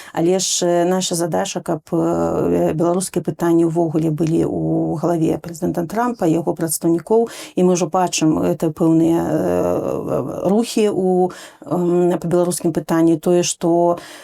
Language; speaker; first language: Belarusian; non-native, local second language; Russian